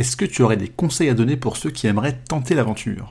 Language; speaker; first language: French; native; French